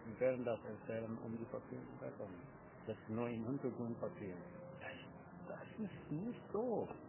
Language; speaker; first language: German; non-native, learner; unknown